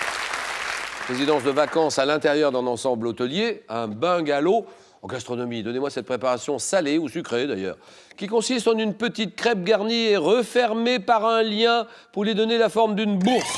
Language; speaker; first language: French; native; French